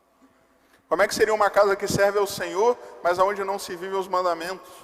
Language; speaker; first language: Portuguese; native; Portuguese